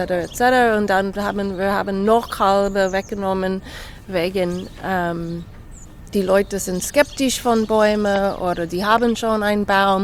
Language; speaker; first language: German; non-native, fluent; English